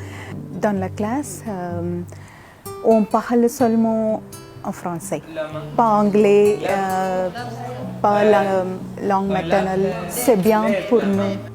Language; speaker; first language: French; non-native, learner; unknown